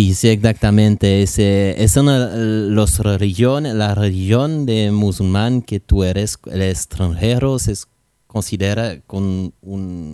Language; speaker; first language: Spanish; non-native, learner; French